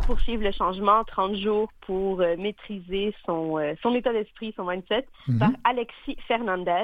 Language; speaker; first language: French; native; French